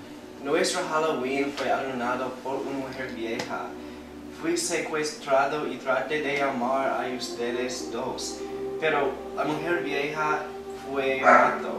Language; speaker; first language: Spanish; non-native, learner; English